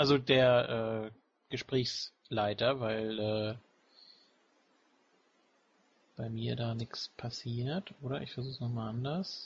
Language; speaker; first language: German; native; German